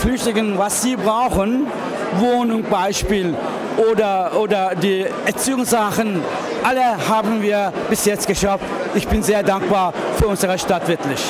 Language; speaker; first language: German; non-native, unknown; Turkish